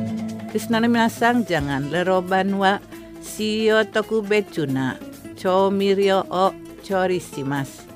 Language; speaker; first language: Japanese; non-native, fluent; Indonesian